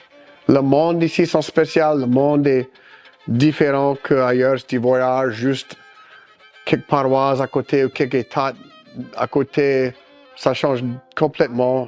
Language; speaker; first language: French; early bilingual, heritage; French